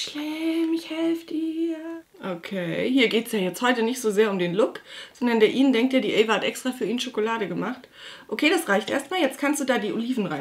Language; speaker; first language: German; native; German